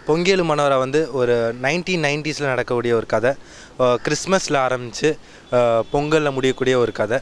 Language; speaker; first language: Tamil; native; Tamil